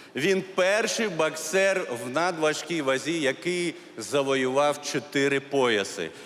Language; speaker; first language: Ukrainian; non-native, local second language; Crimean Tatar